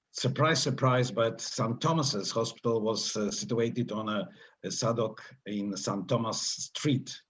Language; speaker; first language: English; non-native, fluent; Polish